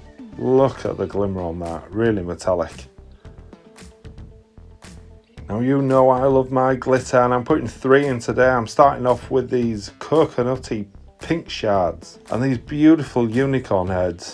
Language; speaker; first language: English; native; English